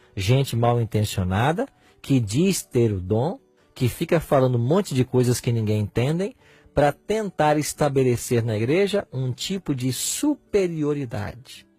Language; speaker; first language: Portuguese; native; Portuguese